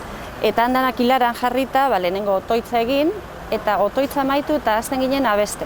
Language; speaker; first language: Basque; native; Basque